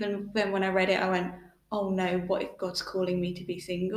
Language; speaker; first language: English; native; English